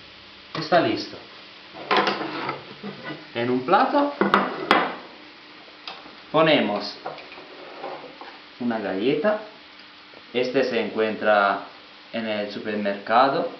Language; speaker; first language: Spanish; non-native, fluent; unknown